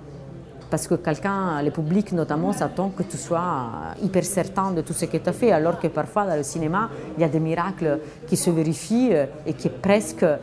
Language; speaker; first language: French; non-native, fluent; Italian